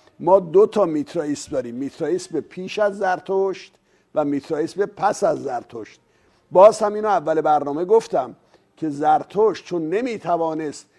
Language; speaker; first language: Persian; native; Persian